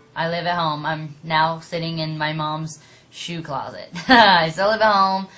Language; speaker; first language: English; native; English